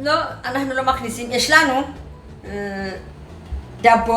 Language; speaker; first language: Hebrew; non-native, learner; Amharic